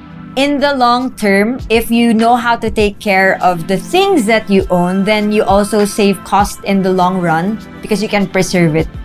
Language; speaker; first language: English; non-native, local second language; Filipino